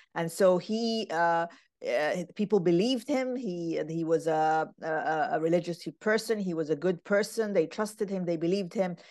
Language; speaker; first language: English; non-native, fluent; Arabic